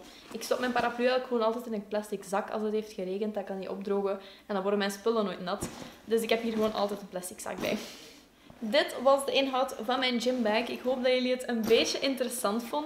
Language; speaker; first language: Dutch; native; Dutch